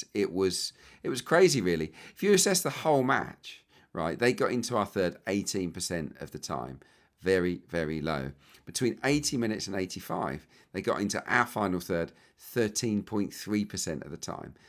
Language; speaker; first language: English; native; English